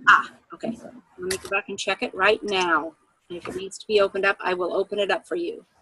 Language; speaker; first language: English; native; English